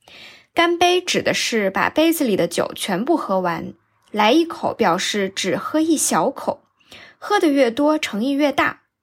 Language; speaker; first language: Chinese; native; Chinese